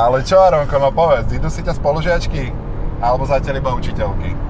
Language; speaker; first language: Slovak; native; Slovak